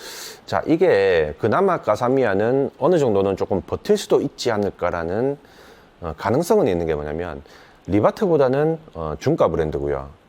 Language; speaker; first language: Korean; native; Korean